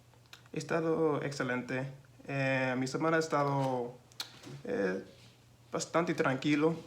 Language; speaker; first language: Spanish; non-native, learner; English